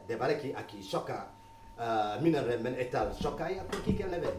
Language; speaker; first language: Hungarian; non-native, fluent; Wolof